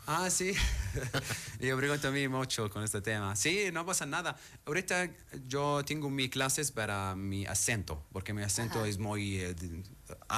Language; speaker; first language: Spanish; non-native, learner; Arabic